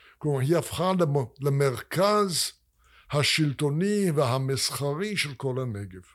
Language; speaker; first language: Hebrew; non-native, fluent; English